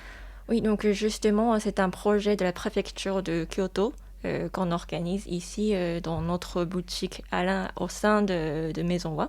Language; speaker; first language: French; non-native, fluent; Japanese